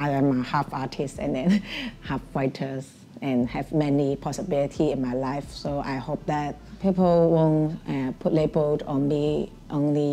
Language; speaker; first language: English; non-native, learner; Cantonese